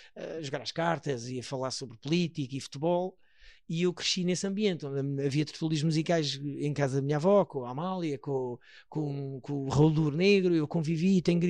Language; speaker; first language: Portuguese; native; Portuguese